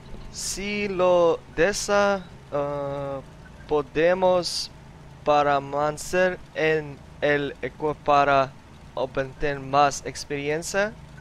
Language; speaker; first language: Spanish; non-native, learner; Ukrainian